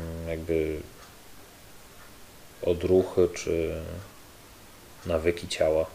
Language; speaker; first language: Polish; native; Polish